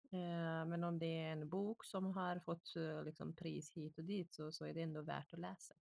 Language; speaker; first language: Swedish; early bilingual, other home language; Bosnian